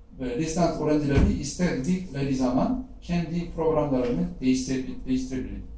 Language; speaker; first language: Turkish; non-native, fluent; Korean